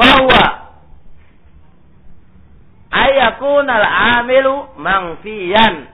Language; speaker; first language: Arabic; non-native, local second language; Indonesian